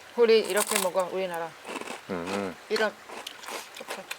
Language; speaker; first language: Korean; non-native, learner; Thai